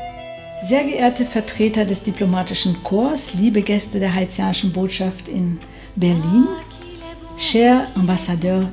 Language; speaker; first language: German; non-native, fluent; Haitian Creole